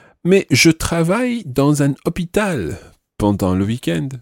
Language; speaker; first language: French; non-native, fluent; English